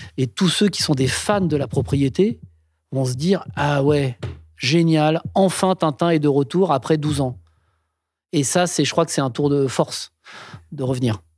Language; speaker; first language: French; native; French